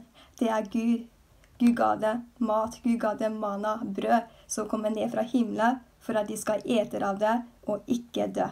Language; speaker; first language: Norwegian; non-native, fluent; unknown